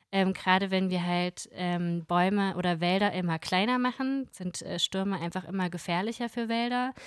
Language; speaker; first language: German; early bilingual, other home language; Russian